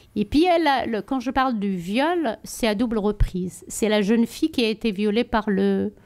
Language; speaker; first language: French; non-native, local second language; Tachelhit